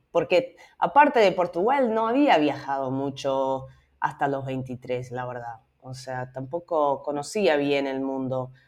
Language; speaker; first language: Spanish; non-native, fluent; Dutch